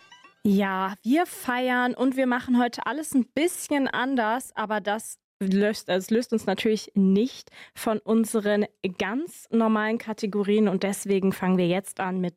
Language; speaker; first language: German; native; German